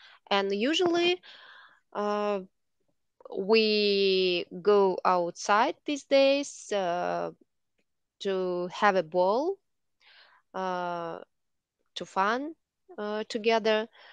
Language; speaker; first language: English; non-native, learner; Russian